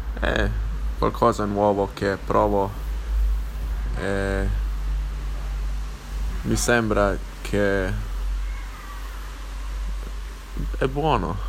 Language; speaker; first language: Italian; non-native, learner; English